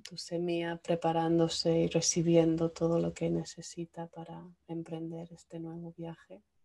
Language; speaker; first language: Spanish; non-native, local second language; English